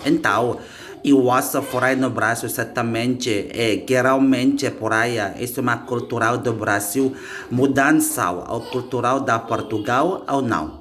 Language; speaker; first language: Portuguese; non-native, learner; Indonesian